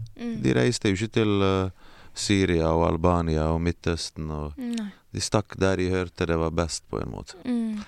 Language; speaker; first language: Norwegian; early bilingual, other home language; Bosnian